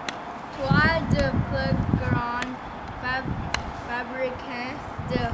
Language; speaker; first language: French; non-native, learner; English